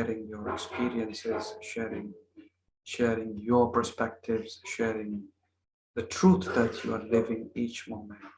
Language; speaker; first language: English; non-native, local second language; Hindi